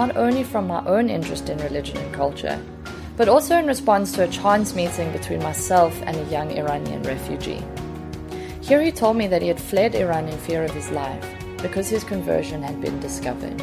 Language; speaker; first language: English; native; English